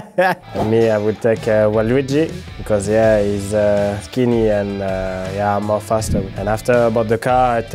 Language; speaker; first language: English; non-native, learner; French